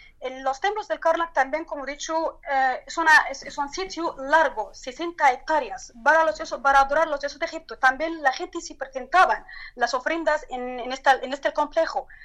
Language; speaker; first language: Spanish; non-native, learner; Turkish